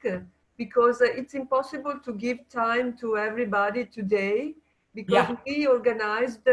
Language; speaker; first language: English; non-native, fluent; Italian